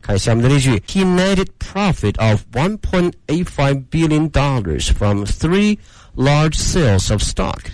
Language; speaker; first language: English; non-native, fluent; Chinese